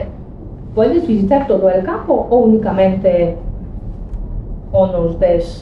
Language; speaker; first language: Spanish; non-native, learner; Greek